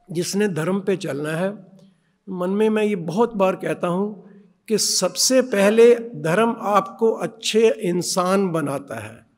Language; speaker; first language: Hindi; non-native, local second language; Punjabi